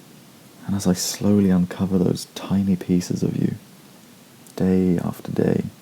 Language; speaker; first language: English; native; English